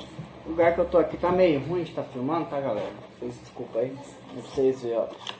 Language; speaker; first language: Portuguese; native; Portuguese